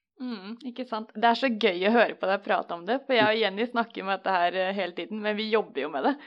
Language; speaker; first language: Norwegian; native; Norwegian